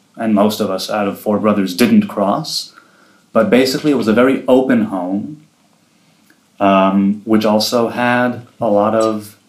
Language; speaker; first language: English; early bilingual, other home language; Hebrew